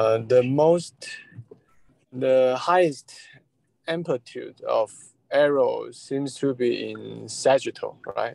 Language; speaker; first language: English; non-native, fluent; Chinese